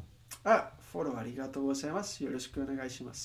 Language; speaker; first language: Japanese; non-native, learner; English